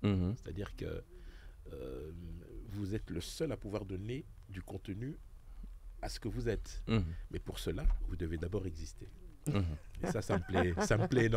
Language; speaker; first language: French; native; French